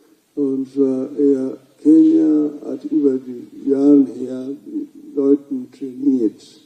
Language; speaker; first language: German; non-native, fluent; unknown